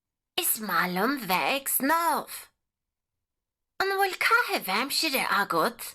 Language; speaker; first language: Irish; non-native, local second language; English